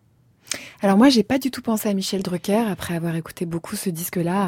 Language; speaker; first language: French; native; French